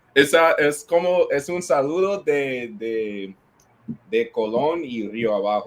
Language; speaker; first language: Spanish; non-native, learner; English